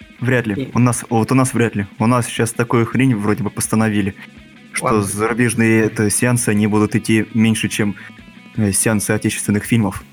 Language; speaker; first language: Russian; native; Russian